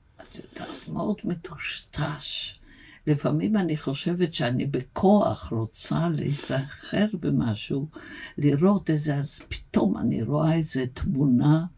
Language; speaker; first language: Hebrew; non-native, fluent; Yiddish